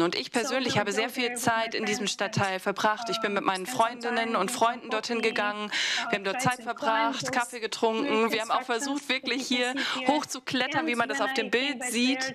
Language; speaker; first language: German; non-native, fluent; Russian